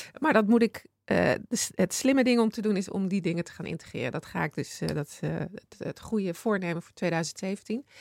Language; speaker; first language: Dutch; native; Dutch